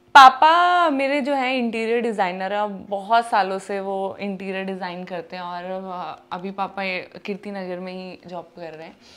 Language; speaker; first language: Hindi; native; Hindi